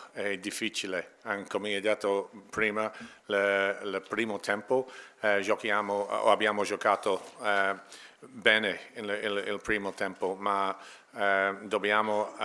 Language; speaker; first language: Italian; non-native, learner; English